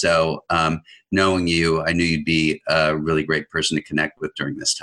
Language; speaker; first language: English; native; English